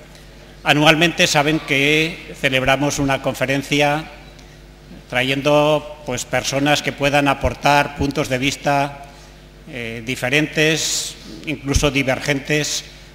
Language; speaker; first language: Spanish; native; Spanish